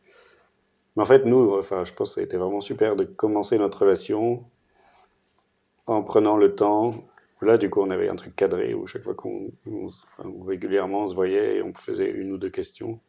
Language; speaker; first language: French; native; French